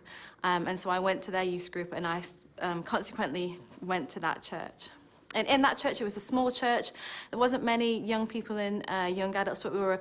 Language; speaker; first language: English; native; English